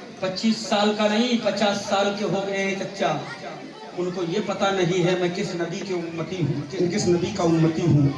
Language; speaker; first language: Hindi; native; Hindi